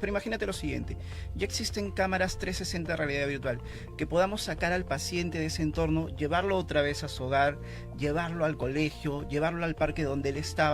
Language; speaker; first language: Spanish; native; Spanish